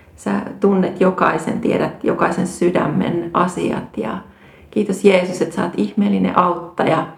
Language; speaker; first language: Finnish; native; Finnish